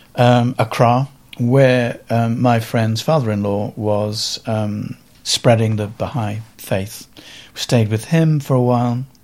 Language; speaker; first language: English; native; English